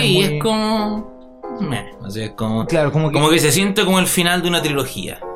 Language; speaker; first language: Spanish; native; Spanish